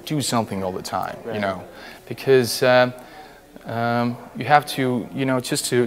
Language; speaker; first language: English; non-native, fluent; Estonian